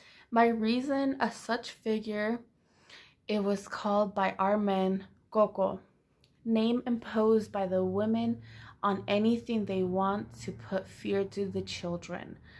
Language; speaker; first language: English; early bilingual, other home language; Spanish